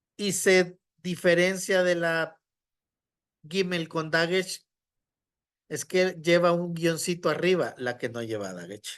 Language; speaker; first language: Spanish; native; Spanish